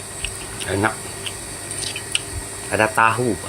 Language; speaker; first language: Indonesian; non-native, local second language; Hakka Chinese